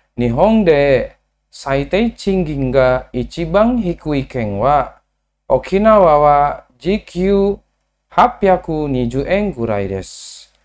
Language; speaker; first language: Japanese; non-native, learner; Indonesian